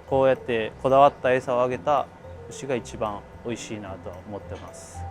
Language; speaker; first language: Japanese; native; Japanese